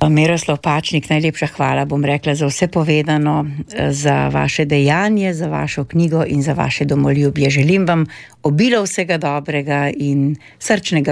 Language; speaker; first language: Slovenian; native; Slovenian